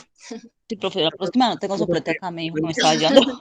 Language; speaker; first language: Spanish; native; Spanish